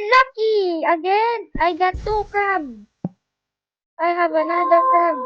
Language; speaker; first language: English; non-native, learner; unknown